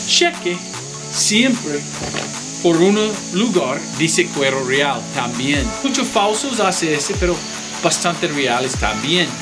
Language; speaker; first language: Spanish; non-native, learner; English